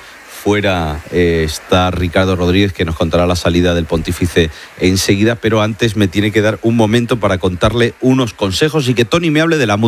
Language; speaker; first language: Spanish; native; Spanish